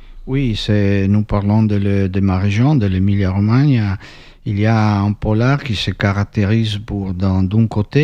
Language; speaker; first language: French; non-native, fluent; Italian